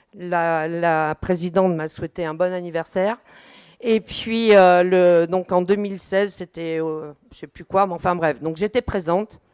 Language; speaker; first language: French; native; French